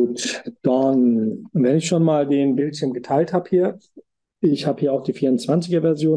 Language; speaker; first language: German; native; German